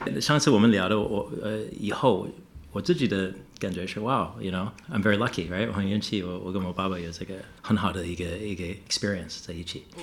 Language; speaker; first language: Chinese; non-native, fluent; English